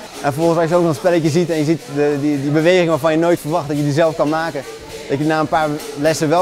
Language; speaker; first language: Dutch; native; Dutch